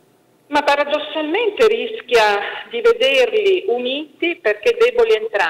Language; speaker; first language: Italian; native; Italian